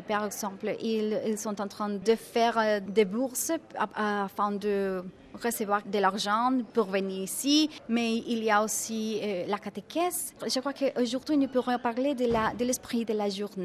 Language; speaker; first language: French; non-native, fluent; Spanish